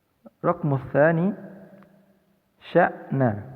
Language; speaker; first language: Arabic; non-native, fluent; Indonesian